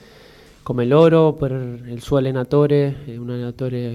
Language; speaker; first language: Italian; non-native, fluent; Spanish